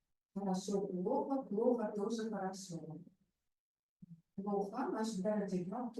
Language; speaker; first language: Russian; non-native, local second language; Uzbek